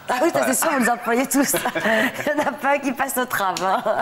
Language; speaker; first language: French; native; French